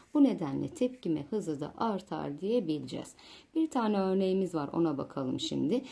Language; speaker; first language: Turkish; native; Turkish